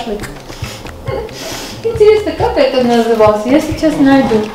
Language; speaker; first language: Russian; non-native, fluent; Armenian